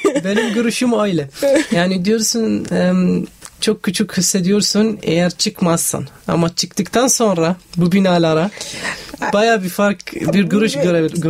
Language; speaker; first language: Turkish; non-native, fluent; Arabic